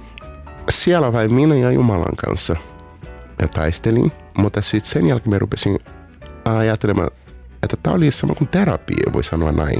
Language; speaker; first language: Finnish; non-native, learner; Portuguese